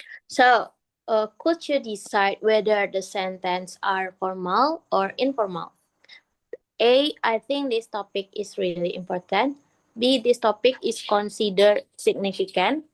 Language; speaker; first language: English; non-native, learner; Indonesian